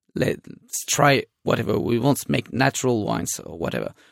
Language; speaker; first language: English; non-native, fluent; French